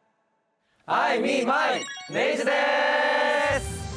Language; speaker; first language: Japanese; non-native, fluent; Korean